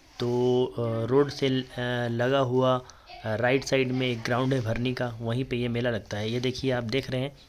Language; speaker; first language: Hindi; native; Hindi